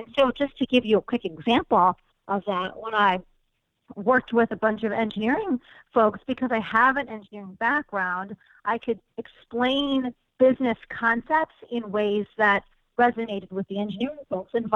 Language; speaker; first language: English; native; English